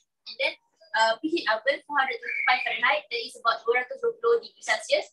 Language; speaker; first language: English; non-native, local second language; Malay